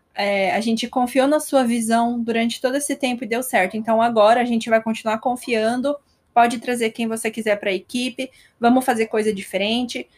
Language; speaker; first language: Portuguese; native; Portuguese